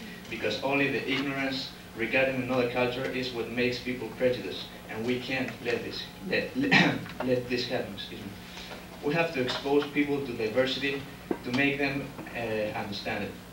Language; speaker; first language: English; non-native, fluent; Spanish